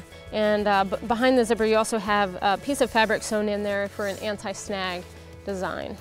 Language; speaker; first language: English; native; English